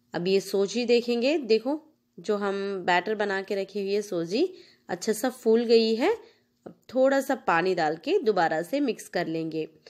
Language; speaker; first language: Hindi; non-native, local second language; Telugu